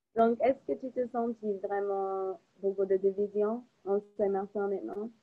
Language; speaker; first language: French; non-native, fluent; English